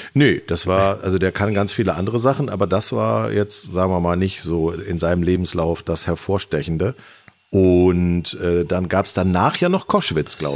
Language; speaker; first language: German; native; German